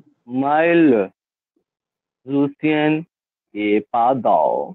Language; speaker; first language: Chinese; non-native, learner; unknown